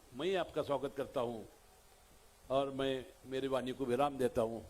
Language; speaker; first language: Hindi; non-native, local second language; Marathi